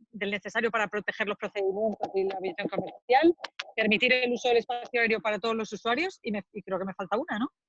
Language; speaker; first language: Spanish; native; Spanish